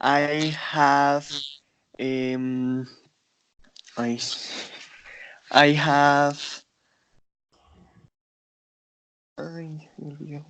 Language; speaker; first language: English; non-native, learner; Spanish